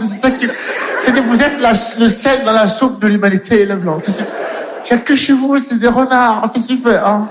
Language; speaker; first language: French; native; French